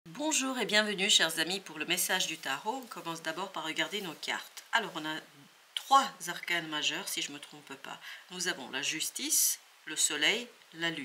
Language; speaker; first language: French; native; French